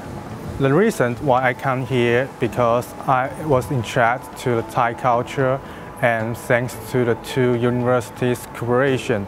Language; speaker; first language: English; non-native, learner; Chinese